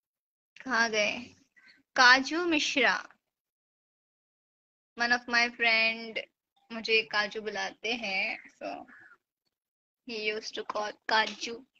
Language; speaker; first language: Hindi; native; Hindi